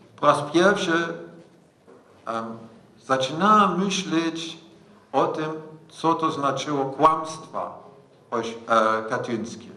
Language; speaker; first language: Polish; non-native, fluent; German